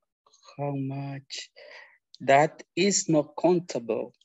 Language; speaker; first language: English; non-native, learner; Spanish